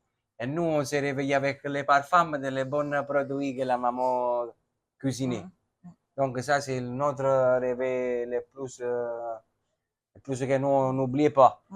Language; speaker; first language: French; non-native, learner; Italian